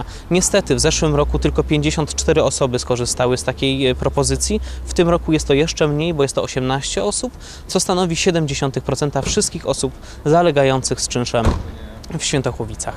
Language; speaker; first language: Polish; native; Polish